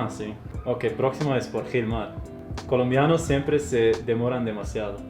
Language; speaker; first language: Spanish; non-native, fluent; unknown